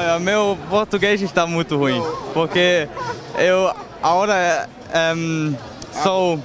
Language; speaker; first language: Portuguese; non-native, learner; German